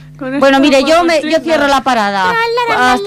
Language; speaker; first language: Spanish; native; Spanish